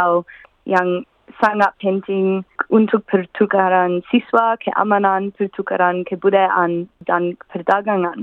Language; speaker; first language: Indonesian; non-native, fluent; English